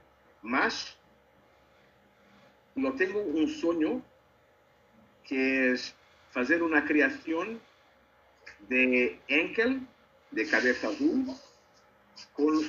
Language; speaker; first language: Spanish; non-native, learner; Portuguese